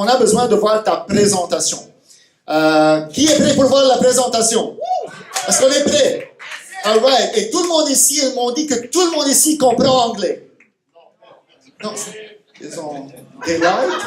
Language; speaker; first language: French; non-native, fluent; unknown